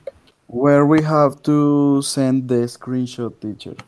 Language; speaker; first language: English; non-native, learner; Spanish